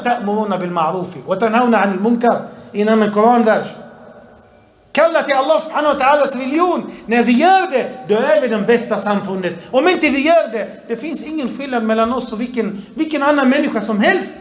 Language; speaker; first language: Swedish; early bilingual, other home language; Arabic